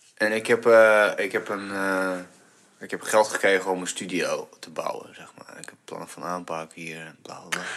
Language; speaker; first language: Dutch; early bilingual, other home language; Bulgarian